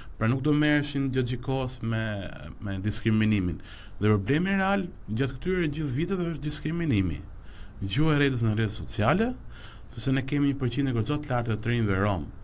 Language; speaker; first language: Albanian; non-native, local second language; Romany